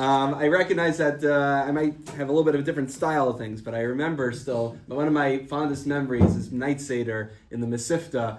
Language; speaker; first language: English; native; English